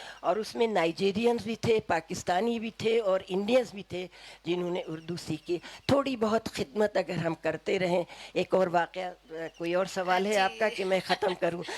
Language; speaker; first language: Urdu; native; Urdu